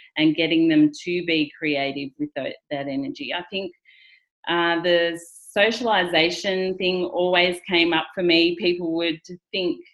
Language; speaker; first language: English; native; English